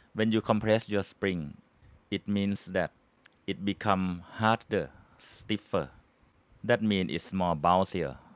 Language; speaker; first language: English; non-native, fluent; Thai